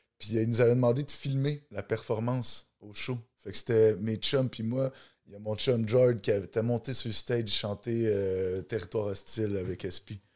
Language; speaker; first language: French; native; French